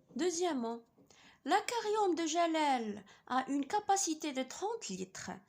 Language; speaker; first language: French; non-native, local second language; Arabic